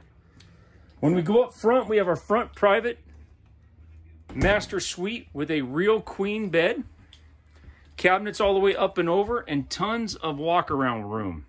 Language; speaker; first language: English; native; English